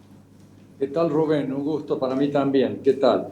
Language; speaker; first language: Spanish; native; Spanish